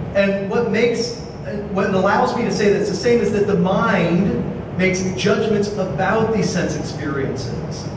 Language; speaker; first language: English; native; English